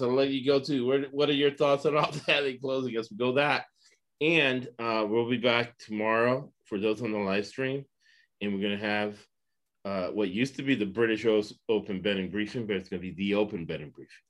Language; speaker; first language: English; early bilingual, other home language; Spanish